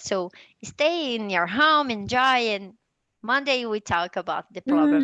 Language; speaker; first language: English; non-native, learner; Portuguese